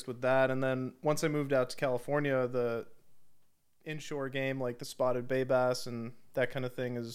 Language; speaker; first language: English; native; English